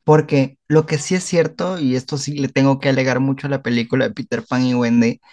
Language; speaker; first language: Spanish; native; Spanish